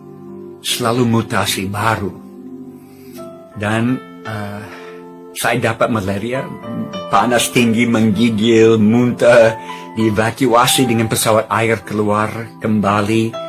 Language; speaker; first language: Indonesian; non-native, fluent; English